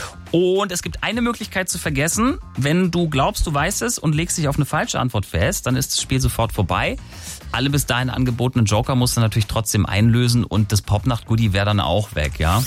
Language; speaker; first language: German; native; German